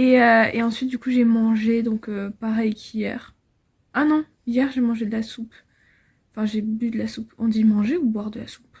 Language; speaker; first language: French; native; French